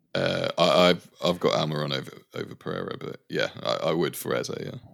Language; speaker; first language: English; native; English